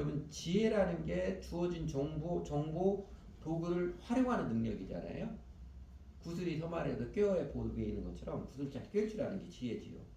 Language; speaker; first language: Korean; native; Korean